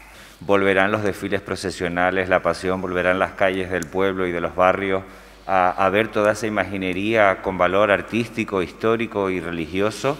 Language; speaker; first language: Spanish; native; Spanish